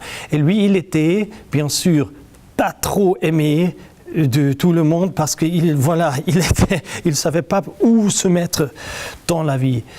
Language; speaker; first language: French; non-native, fluent; German